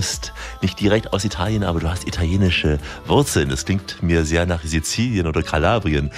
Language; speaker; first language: German; native; German